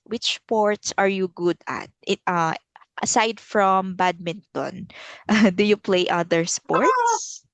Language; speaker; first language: English; non-native, local second language; Filipino